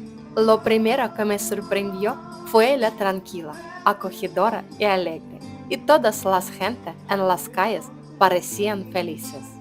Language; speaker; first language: Spanish; non-native, learner; Russian